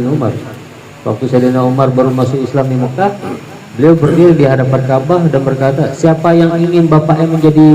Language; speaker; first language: Indonesian; native; Indonesian